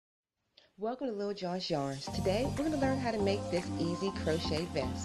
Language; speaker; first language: English; native; English